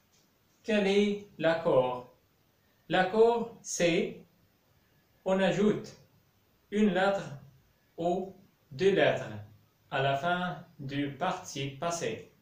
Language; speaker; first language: French; non-native, fluent; Arabic